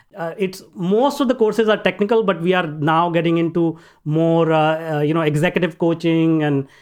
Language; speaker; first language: English; non-native, local second language; Hindi